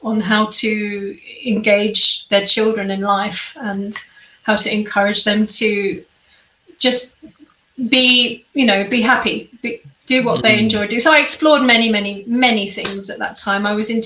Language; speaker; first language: English; native; English